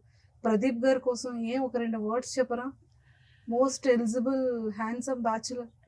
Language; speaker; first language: Telugu; native; Telugu